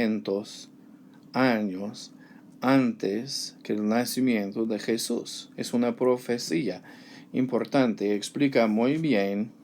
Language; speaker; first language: Spanish; non-native, learner; English